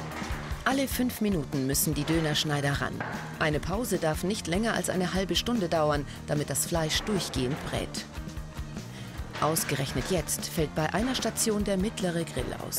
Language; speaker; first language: German; native; German